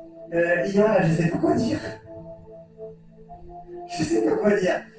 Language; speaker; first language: French; native; French